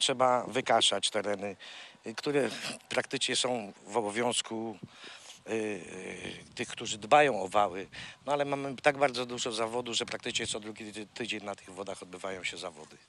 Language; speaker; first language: Polish; native; Polish